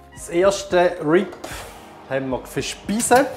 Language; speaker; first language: German; native; German